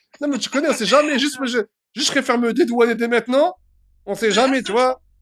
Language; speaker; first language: French; early bilingual, other home language; Arabic